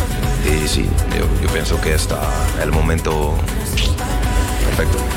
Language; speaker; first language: Spanish; non-native, learner; French